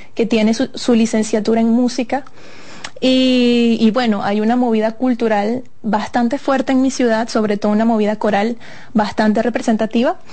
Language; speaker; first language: Spanish; native; Spanish